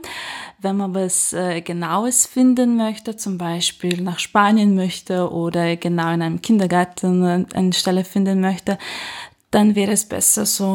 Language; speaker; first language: German; non-native, fluent; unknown